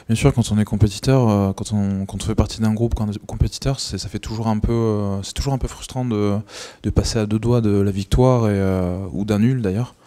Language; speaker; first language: French; native; French